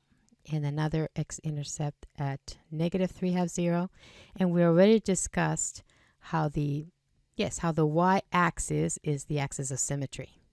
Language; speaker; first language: English; native; English